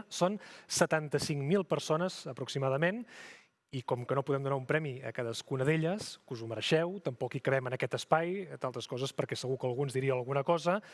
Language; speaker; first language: Catalan; native; Catalan